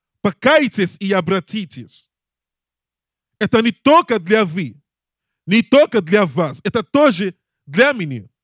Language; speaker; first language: Russian; non-native, learner; English